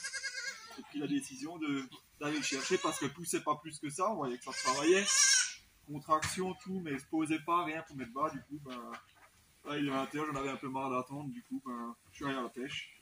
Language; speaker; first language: French; native; French